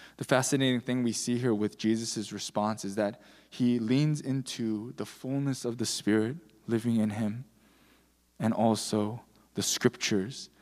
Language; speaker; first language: English; early bilingual, other home language; Korean